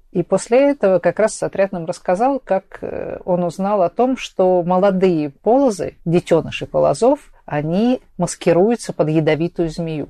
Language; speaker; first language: Russian; native; Russian